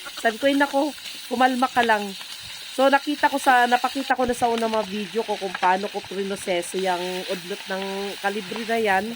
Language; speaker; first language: Filipino; non-native, local second language; Cebuano